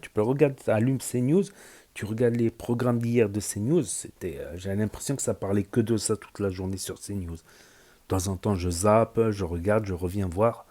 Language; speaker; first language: French; native; French